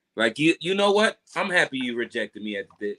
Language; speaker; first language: English; native; English